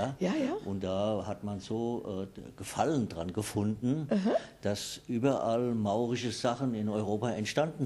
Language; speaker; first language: German; native; German